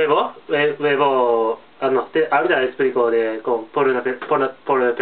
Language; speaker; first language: Spanish; non-native, learner; Japanese